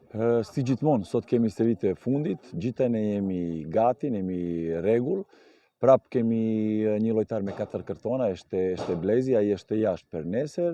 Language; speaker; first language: Albanian; non-native, learner; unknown